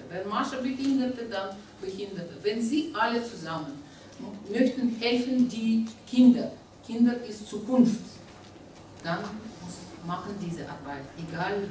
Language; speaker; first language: German; non-native, learner; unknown